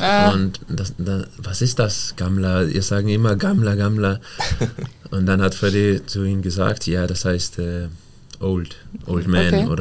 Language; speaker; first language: German; non-native, fluent; Danish